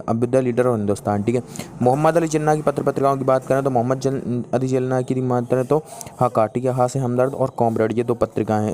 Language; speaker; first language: Hindi; native; Hindi